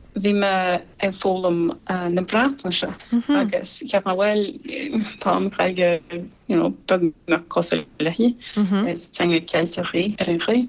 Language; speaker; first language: Irish; non-native, fluent; English